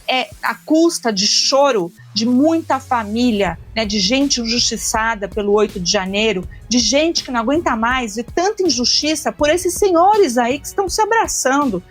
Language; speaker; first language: Portuguese; native; Portuguese